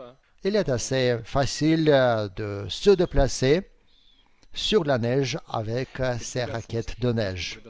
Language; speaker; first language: French; non-native, fluent; Russian